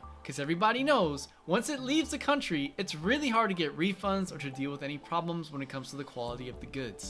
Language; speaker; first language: English; native; English